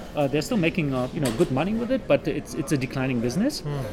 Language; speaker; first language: English; non-native, fluent; German